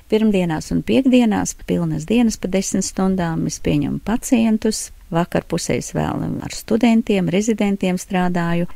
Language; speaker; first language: Latvian; native; Latvian